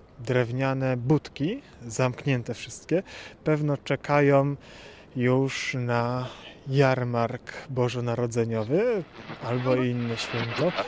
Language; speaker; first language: Polish; native; Polish